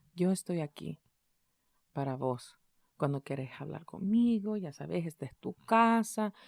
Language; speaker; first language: Spanish; early bilingual, heritage; Spanish